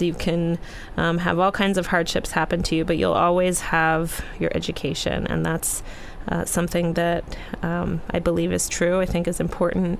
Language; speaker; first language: English; native; English